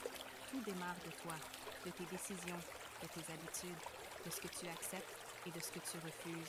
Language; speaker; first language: French; native; French